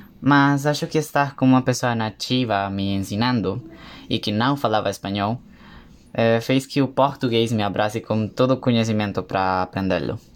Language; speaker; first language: Portuguese; non-native, learner; Spanish